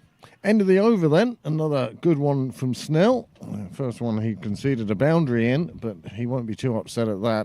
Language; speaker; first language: English; native; English